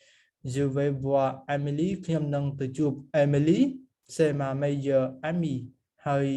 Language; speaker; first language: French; non-native, fluent; Khmer